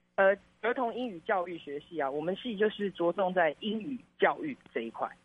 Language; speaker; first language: Chinese; native; Chinese